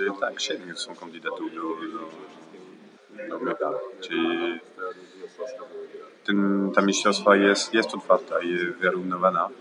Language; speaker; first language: Polish; non-native, learner; French